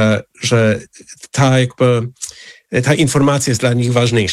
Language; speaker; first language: Polish; non-native, fluent; English